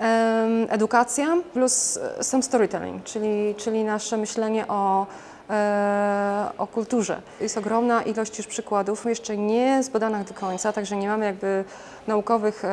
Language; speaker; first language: Polish; native; Polish